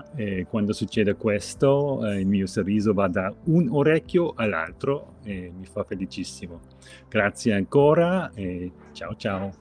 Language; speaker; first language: Italian; non-native, fluent; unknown